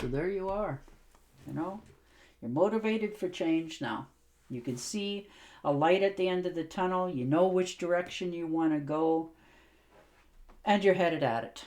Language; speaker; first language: English; native; English